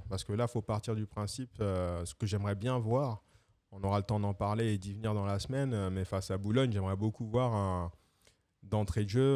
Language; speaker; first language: French; native; French